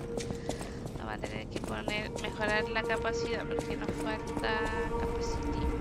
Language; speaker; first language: Spanish; native; Spanish